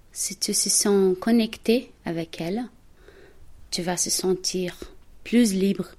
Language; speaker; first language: French; non-native, learner; Portuguese